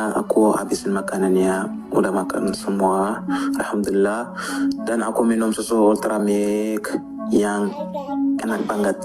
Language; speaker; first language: Indonesian; non-native, learner; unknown